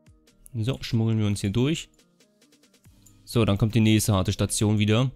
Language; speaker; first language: German; native; German